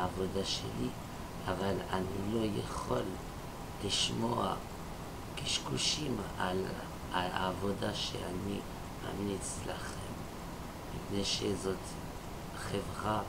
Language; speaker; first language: Hebrew; non-native, fluent; French